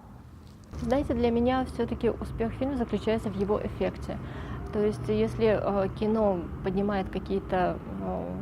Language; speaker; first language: Russian; non-native, local second language; Tajik